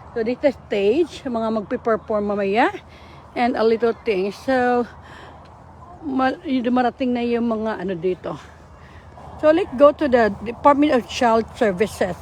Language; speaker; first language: Filipino; native; Filipino